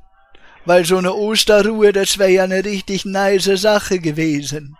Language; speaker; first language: German; native; German